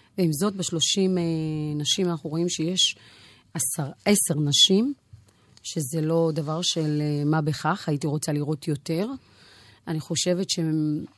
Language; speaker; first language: Hebrew; early bilingual, other home language; Amharic